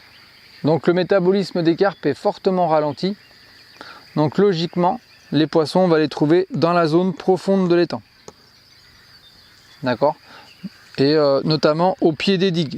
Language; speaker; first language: French; native; French